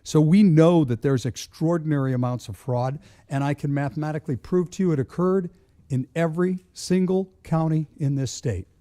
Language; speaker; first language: English; native; English